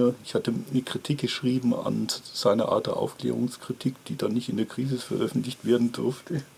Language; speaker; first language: German; native; German